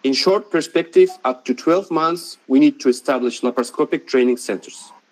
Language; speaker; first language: English; non-native, fluent; Russian